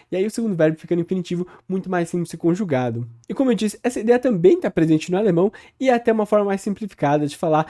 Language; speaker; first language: Portuguese; native; Portuguese